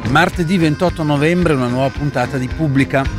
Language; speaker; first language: Italian; native; Italian